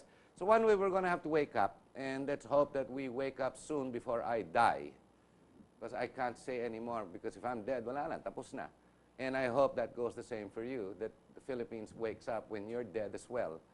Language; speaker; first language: English; non-native, local second language; Filipino